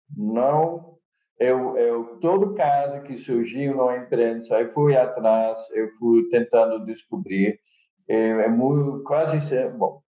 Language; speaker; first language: Portuguese; non-native, fluent; Dutch